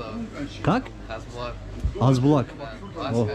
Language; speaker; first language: Russian; non-native, learner; Turkish